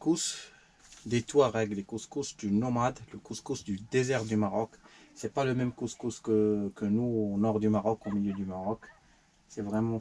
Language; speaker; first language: French; native; French